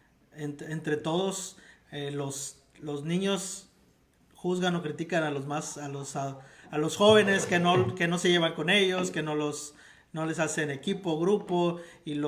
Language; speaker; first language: Spanish; native; Spanish